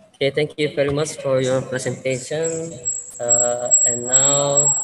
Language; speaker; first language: English; non-native, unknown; Indonesian